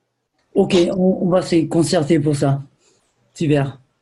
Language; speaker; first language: French; native; French